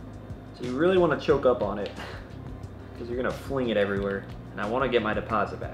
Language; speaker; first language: English; native; English